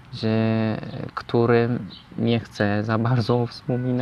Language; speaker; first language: Polish; non-native, learner; Turkish